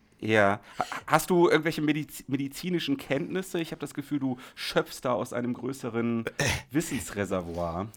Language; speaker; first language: German; native; German